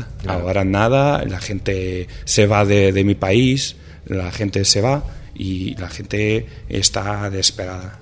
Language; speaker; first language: Spanish; non-native, fluent; Portuguese